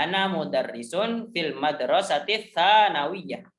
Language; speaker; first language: Arabic; non-native, fluent; Indonesian